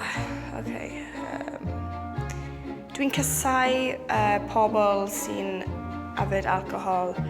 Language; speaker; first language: Welsh; non-native, local second language; English